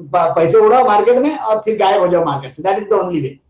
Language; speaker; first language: Hindi; non-native, local second language; Marathi